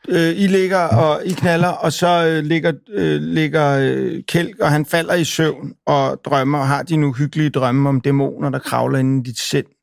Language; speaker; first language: Danish; native; Danish